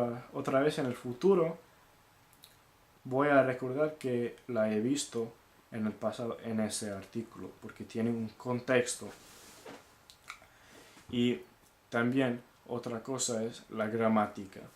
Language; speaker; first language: Spanish; non-native, fluent; English